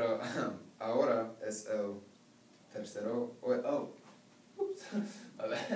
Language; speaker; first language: Spanish; non-native, learner; English